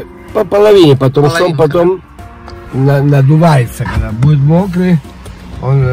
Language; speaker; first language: Russian; early bilingual, heritage; Russian